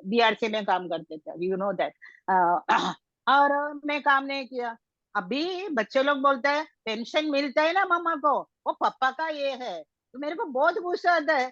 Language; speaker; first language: Hindi; non-native, local second language; Tamil